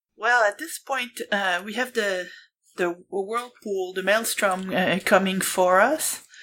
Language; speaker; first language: English; non-native, fluent; French